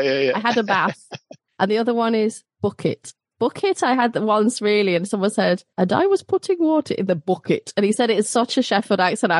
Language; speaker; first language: English; native; English